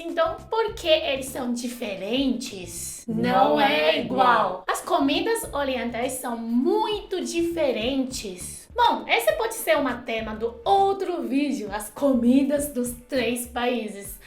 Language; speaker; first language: Portuguese; non-native, fluent; Chinese